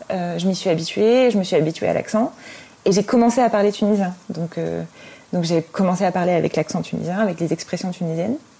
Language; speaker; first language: French; early bilingual, other home language; Arabic